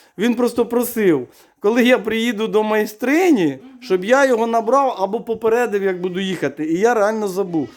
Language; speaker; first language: Ukrainian; native; Ukrainian